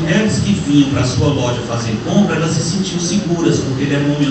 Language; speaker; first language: Portuguese; native; Portuguese